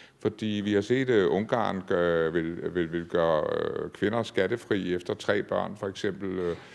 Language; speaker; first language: Danish; native; Danish